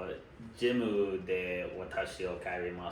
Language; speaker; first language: Japanese; non-native, learner; English